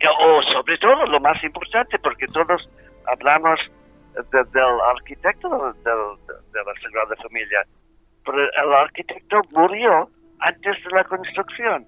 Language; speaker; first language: Spanish; non-native, fluent; English